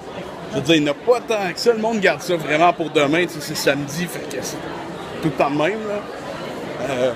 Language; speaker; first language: French; native; French